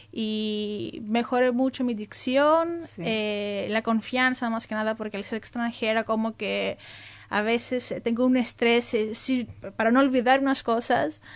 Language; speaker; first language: Spanish; non-native, fluent; Greek